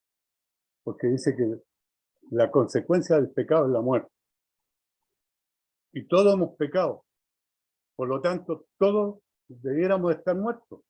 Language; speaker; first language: Spanish; native; Spanish